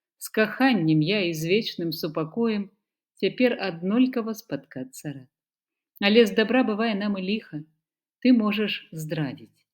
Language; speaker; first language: Belarusian; non-native, local second language; Russian